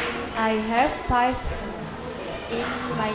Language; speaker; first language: English; non-native, learner; Indonesian